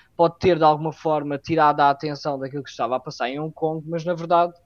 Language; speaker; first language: Portuguese; native; Portuguese